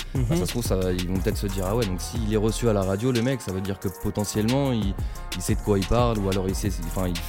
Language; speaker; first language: French; native; French